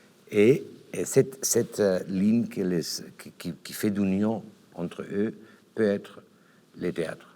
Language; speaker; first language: French; non-native, learner; Catalan